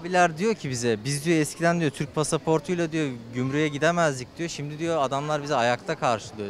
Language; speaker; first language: Turkish; native; Turkish